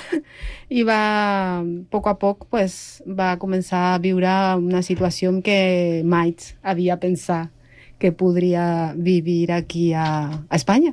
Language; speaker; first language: Catalan; non-native, fluent; Spanish